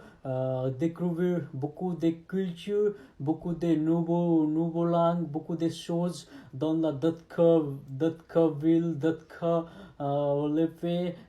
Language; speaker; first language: French; non-native, learner; Nepali